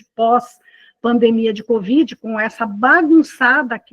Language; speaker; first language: Portuguese; native; Portuguese